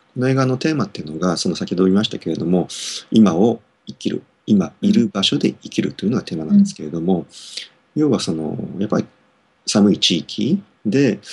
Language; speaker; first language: Japanese; native; Japanese